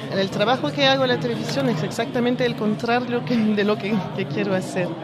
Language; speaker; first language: Spanish; early bilingual, heritage; French